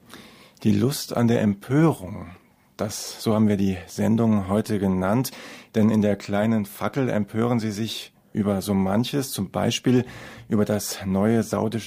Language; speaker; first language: German; native; German